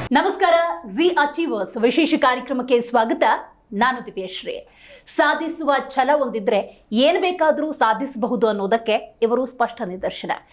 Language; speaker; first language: Kannada; native; Kannada